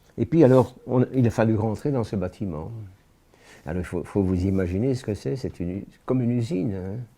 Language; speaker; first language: French; native; French